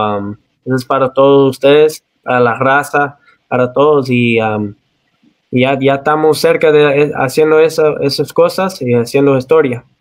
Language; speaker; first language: Spanish; early bilingual, heritage; Spanish